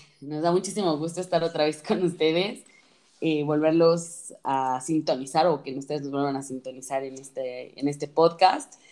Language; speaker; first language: Spanish; native; Spanish